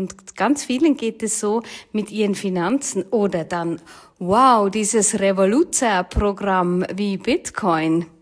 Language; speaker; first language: German; native; German